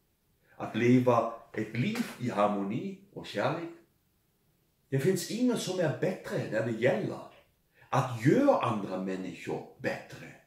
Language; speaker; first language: Swedish; non-native, fluent; German